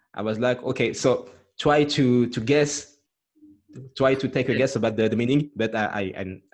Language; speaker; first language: English; non-native, fluent; French